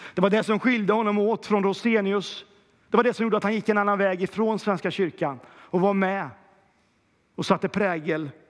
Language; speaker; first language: Swedish; native; Swedish